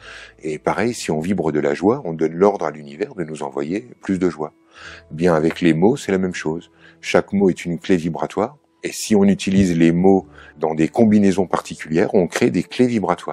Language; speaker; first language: French; native; French